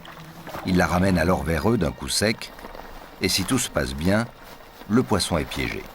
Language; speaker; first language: French; native; French